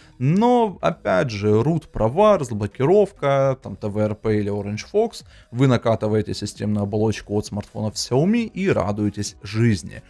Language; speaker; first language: Russian; native; Russian